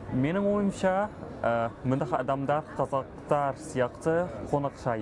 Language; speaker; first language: Kazakh; non-native, learner; Dutch